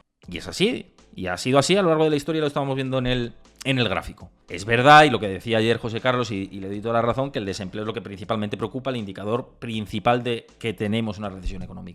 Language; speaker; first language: Spanish; native; Spanish